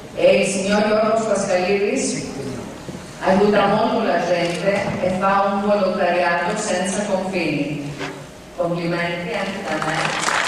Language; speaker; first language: Italian; non-native, fluent; Greek